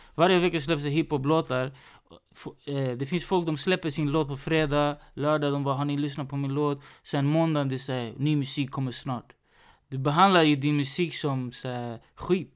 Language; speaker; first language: Swedish; early bilingual, other home language; Spanish